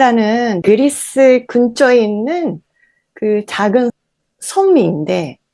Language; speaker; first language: Korean; non-native, fluent; Japanese